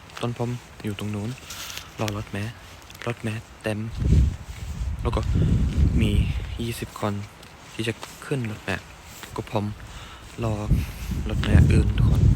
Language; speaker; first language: Thai; early bilingual, heritage; Thai